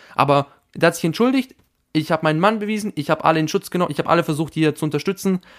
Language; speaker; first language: German; early bilingual, other home language; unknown